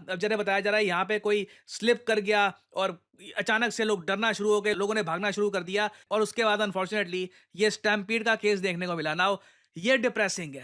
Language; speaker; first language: Hindi; native; Hindi